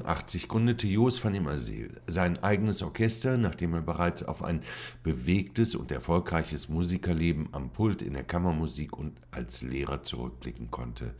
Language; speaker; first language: German; native; German